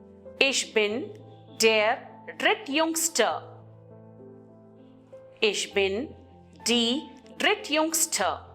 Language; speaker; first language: German; non-native, fluent; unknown